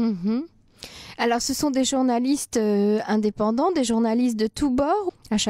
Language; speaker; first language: French; native; French